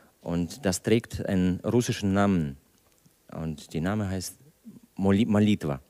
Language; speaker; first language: German; non-native, fluent; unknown